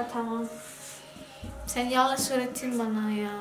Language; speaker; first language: Turkish; non-native, learner; Indonesian